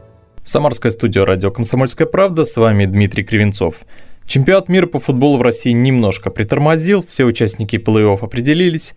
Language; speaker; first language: Russian; native; Russian